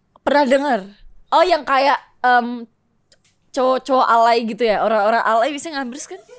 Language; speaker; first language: Indonesian; non-native, local second language; English